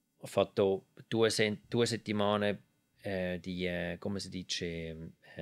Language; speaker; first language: Italian; non-native, local second language; German